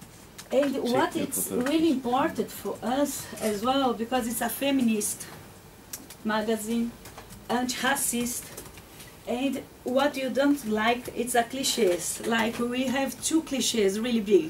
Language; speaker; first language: English; non-native, learner; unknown